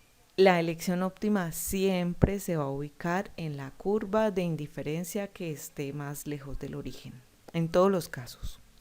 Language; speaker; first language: Spanish; native; Spanish